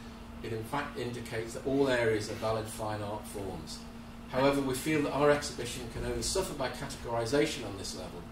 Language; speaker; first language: English; native; English